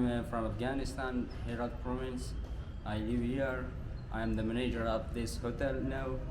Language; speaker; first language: English; non-native, learner; Persian